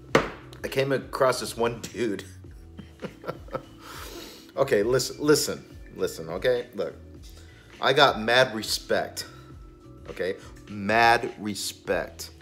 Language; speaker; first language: English; native; English